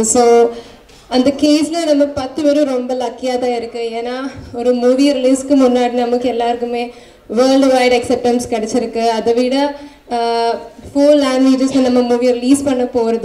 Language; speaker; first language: Tamil; non-native, learner; Malayalam